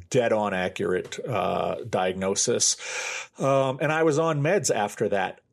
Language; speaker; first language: English; native; English